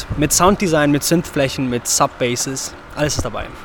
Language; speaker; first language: German; native; German